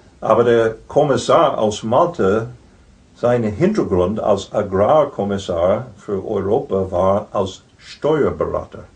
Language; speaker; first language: German; non-native, fluent; English